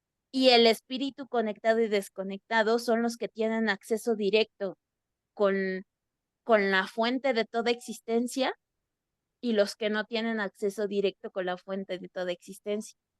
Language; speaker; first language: Spanish; native; Spanish